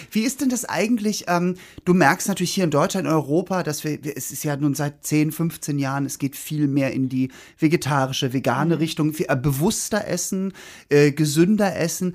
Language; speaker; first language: German; native; German